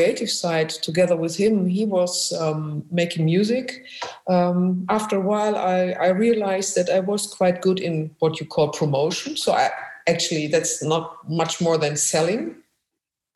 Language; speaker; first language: English; non-native, fluent; German